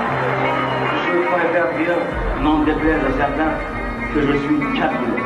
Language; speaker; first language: French; non-native, local second language; Kabyle